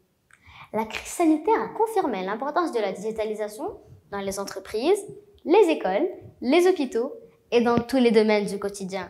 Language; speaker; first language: French; non-native, local second language; Arabic